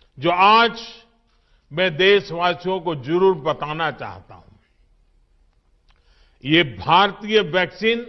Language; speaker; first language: Hindi; non-native, local second language; Gujarati